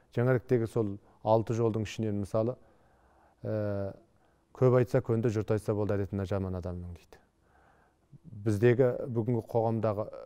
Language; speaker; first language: Kazakh; native; Kazakh